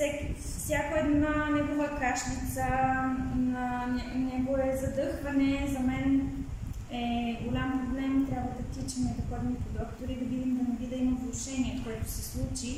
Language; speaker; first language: Bulgarian; native; Bulgarian